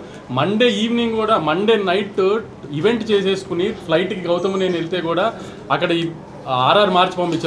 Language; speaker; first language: Telugu; native; Telugu